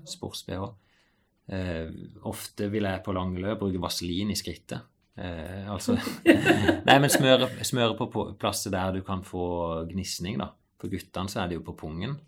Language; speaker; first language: Norwegian; native; Norwegian